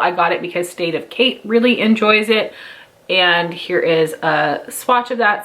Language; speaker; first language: English; native; English